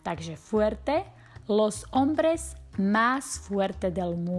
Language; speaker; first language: Spanish; non-native, fluent; Slovak